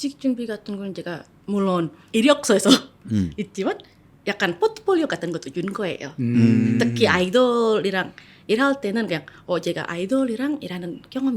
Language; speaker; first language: Korean; non-native, fluent; Indonesian